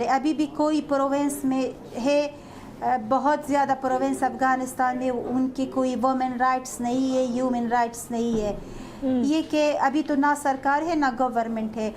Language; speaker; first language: Hindi; non-native, fluent; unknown